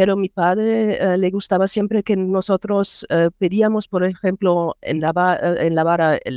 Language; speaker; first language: Spanish; non-native, learner; German